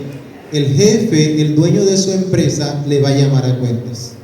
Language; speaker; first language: Spanish; native; Spanish